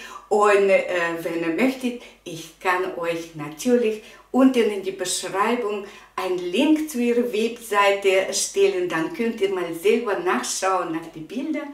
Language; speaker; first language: German; non-native, fluent; Russian